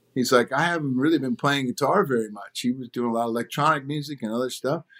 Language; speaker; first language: English; native; English